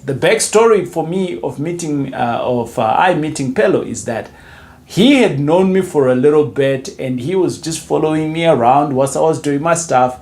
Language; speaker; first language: English; non-native, local second language; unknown